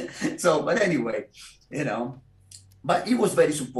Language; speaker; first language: English; non-native, fluent; Italian